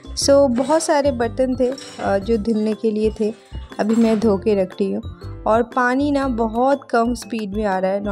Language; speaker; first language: Hindi; non-native, local second language; Bangla